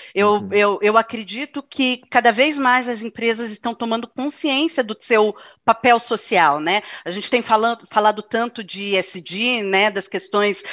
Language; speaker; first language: Portuguese; native; Portuguese